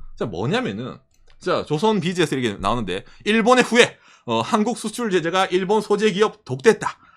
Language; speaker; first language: Korean; native; Korean